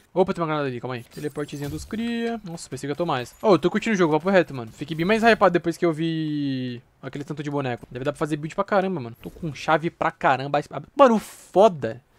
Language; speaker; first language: Portuguese; native; Portuguese